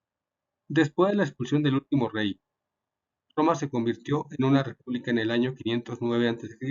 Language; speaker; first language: Spanish; native; Spanish